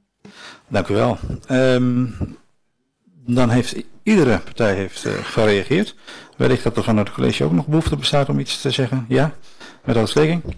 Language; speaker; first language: Dutch; native; Dutch